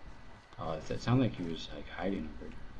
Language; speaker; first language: English; native; English